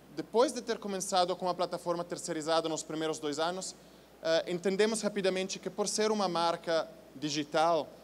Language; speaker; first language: Portuguese; non-native, fluent; Italian